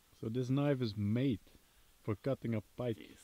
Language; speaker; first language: English; non-native, fluent; Swedish